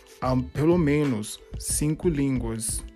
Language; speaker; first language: Portuguese; non-native, learner; English